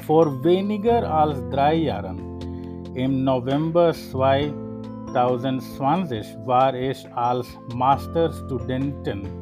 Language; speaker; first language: German; non-native, fluent; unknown